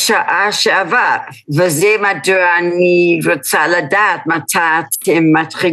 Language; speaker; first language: Hebrew; non-native, learner; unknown